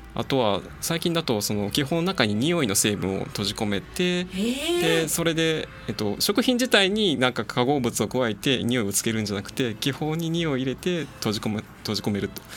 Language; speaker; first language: Japanese; native; Japanese